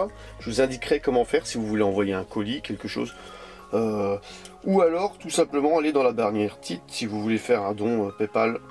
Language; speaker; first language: French; native; French